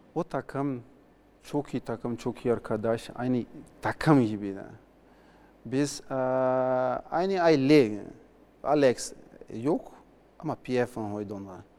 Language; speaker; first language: Turkish; non-native, learner; Portuguese